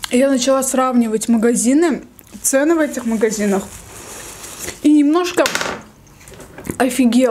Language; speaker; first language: Russian; native; Russian